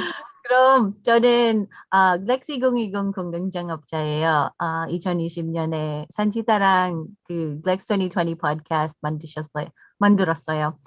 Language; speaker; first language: Korean; non-native, learner; English